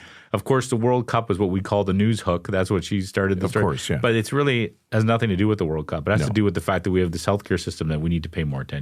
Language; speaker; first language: English; native; English